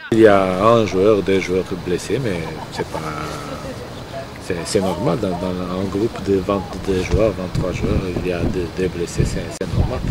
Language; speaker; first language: French; non-native, fluent; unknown